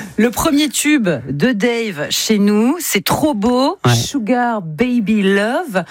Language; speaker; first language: French; native; French